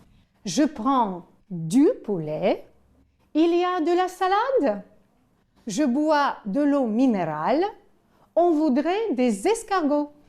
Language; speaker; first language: French; non-native, fluent; Ukrainian